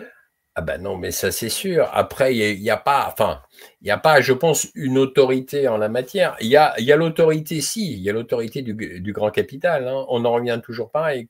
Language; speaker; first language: French; native; French